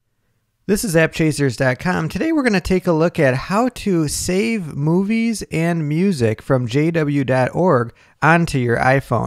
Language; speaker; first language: English; native; English